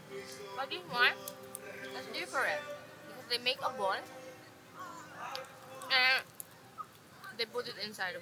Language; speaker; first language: English; non-native, local second language; Filipino